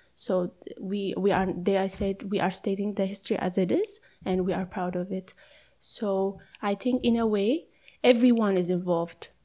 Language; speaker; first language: English; non-native, fluent; Amharic